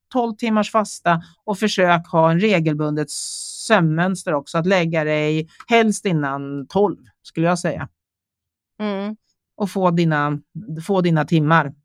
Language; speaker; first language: Swedish; native; Swedish